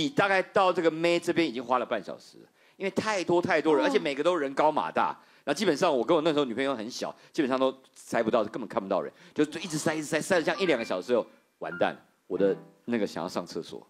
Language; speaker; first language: Chinese; native; Chinese